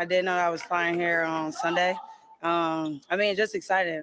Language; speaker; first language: English; native; English